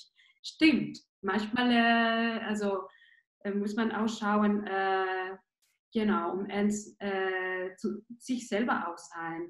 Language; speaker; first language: German; non-native, fluent; Spanish